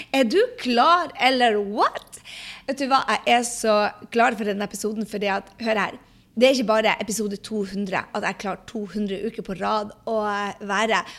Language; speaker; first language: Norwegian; early bilingual, heritage; Norwegian